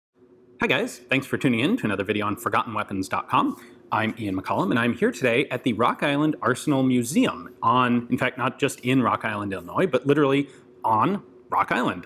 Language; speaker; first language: English; native; English